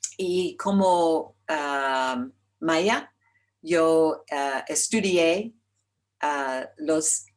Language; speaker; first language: Spanish; non-native, learner; English